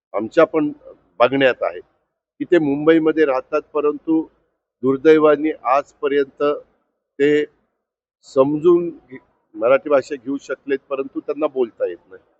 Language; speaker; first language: Marathi; native; Marathi